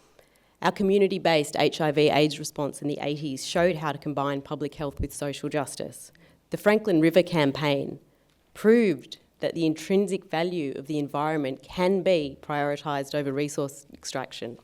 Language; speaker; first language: English; native; English